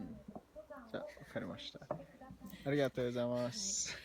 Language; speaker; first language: Japanese; non-native, learner; English